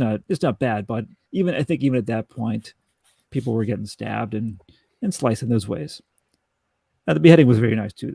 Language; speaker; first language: English; native; English